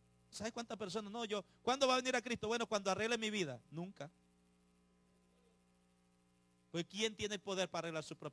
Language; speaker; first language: Spanish; native; Spanish